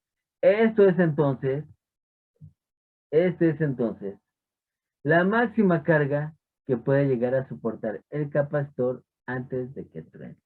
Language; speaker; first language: Spanish; native; Spanish